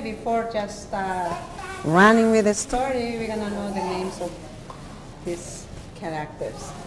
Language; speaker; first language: English; non-native, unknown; Quechua